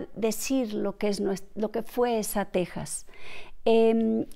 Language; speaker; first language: Spanish; native; Spanish